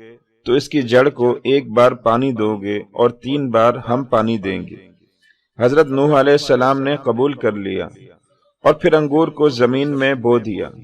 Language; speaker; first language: Urdu; native; Urdu